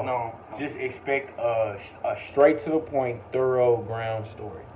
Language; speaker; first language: English; native; English